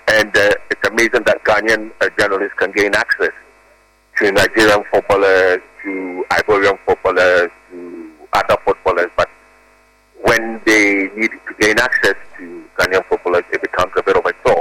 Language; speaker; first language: English; non-native, local second language; Akan